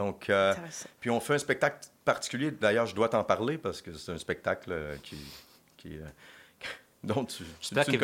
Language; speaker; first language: French; native; French